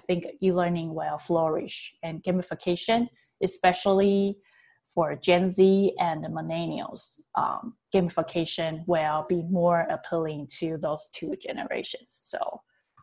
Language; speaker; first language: English; non-native, fluent; Chinese